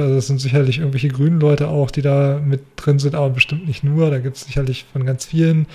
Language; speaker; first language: German; native; German